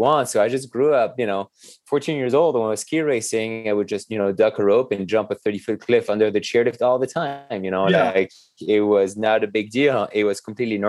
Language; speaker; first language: English; non-native, fluent; French